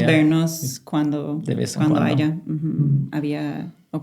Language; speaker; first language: Spanish; non-native, fluent; English